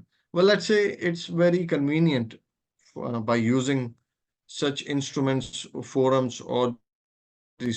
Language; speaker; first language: English; non-native, local second language; Urdu